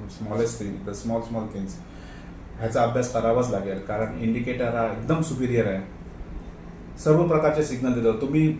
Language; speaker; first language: Marathi; non-native, local second language; Konkani